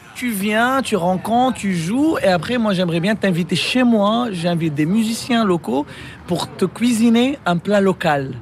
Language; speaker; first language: French; non-native, local second language; Arabic